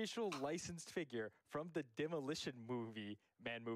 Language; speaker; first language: Japanese; non-native, learner; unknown